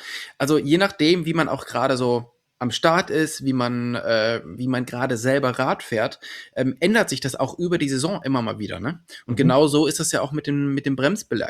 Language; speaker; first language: German; native; German